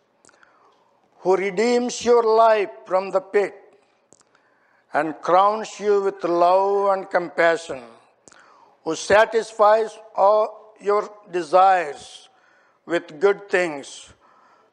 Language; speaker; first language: English; non-native, local second language; Telugu